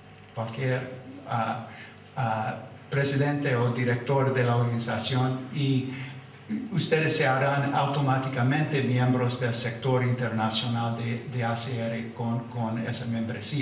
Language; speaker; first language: Spanish; non-native, fluent; English